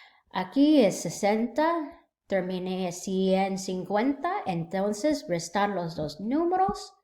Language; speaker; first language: Spanish; non-native, learner; English